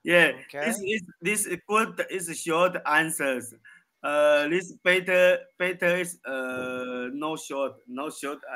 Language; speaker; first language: English; non-native, learner; Chinese